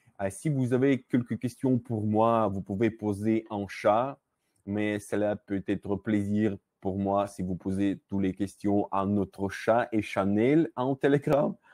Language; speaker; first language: French; non-native, learner; Russian